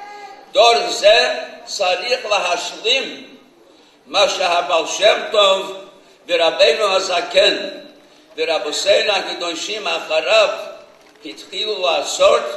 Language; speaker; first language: Hebrew; non-native, fluent; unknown